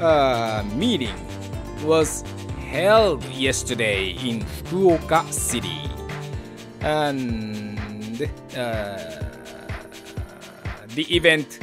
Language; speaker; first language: English; non-native, learner; Japanese